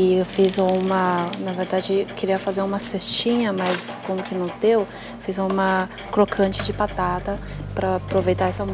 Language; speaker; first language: Portuguese; non-native, learner; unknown